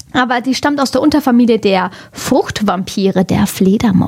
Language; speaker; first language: German; native; German